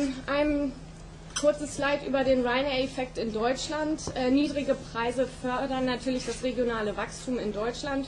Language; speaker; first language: German; native; German